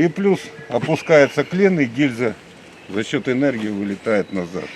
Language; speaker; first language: Russian; native; Russian